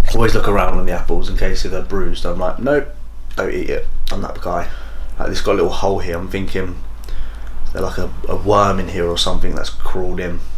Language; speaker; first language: English; native; English